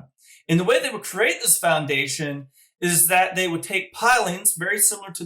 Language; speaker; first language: English; native; English